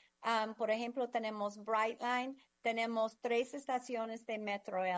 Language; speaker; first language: Spanish; non-native, fluent; English